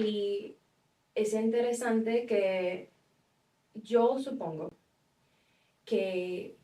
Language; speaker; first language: Spanish; non-native, fluent; English